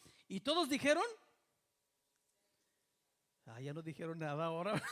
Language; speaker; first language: Spanish; native; Spanish